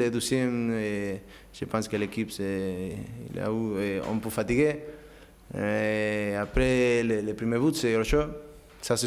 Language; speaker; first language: French; non-native, learner; Spanish